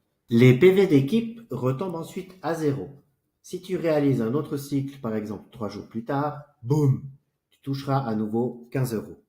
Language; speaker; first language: French; native; French